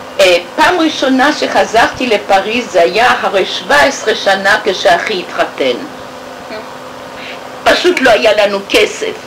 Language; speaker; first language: Hebrew; non-native, fluent; French